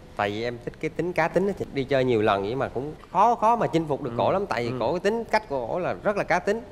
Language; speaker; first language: Vietnamese; native; Vietnamese